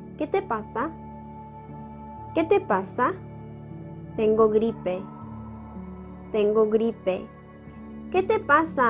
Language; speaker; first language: Spanish; non-native, fluent; Korean